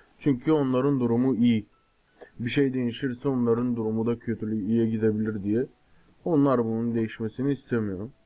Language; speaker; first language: Turkish; native; Turkish